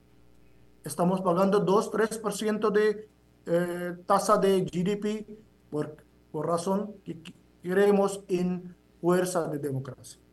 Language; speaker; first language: Spanish; non-native, fluent; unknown